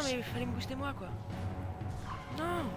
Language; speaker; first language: French; native; French